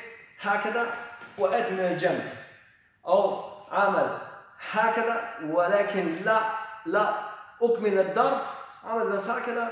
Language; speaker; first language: Arabic; non-native, learner; Polish